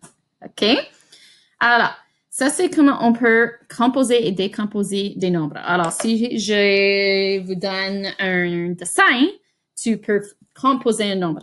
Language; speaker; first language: French; non-native, fluent; English